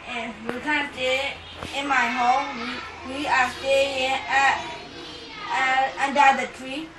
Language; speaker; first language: English; non-native, learner; Burmese